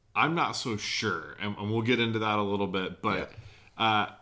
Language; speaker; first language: English; native; English